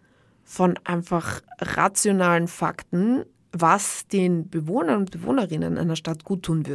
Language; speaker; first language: German; native; German